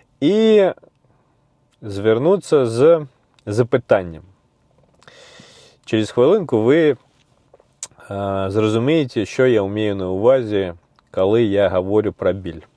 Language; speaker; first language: Ukrainian; non-native, learner; Russian